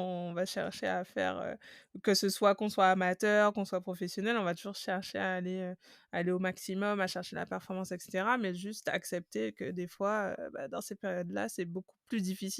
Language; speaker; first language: French; native; French